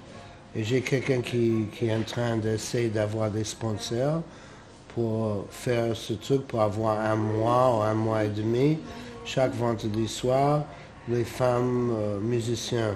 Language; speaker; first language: French; non-native, fluent; English